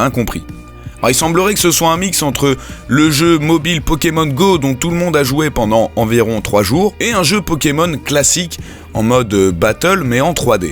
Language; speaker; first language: French; native; French